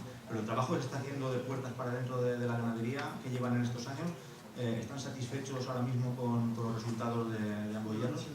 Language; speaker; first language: Spanish; native; Spanish